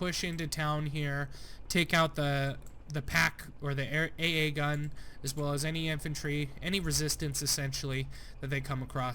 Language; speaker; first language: English; native; English